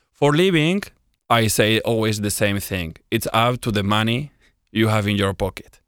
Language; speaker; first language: English; non-native, fluent; Spanish